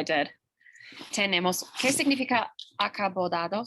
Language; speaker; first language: Spanish; non-native, learner; English